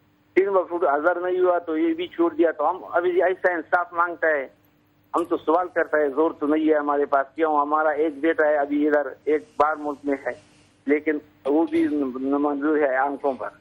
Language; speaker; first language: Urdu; non-native, local second language; Pashto